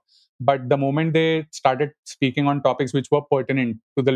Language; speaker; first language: English; non-native, local second language; Hindi